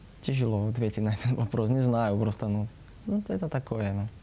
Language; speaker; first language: Russian; non-native, learner; Slovak